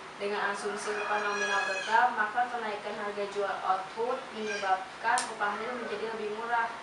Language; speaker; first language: Indonesian; native; Indonesian